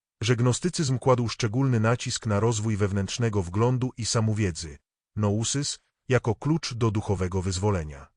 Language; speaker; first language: Polish; native; Polish